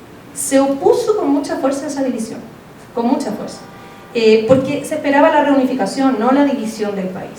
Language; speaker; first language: Spanish; native; Spanish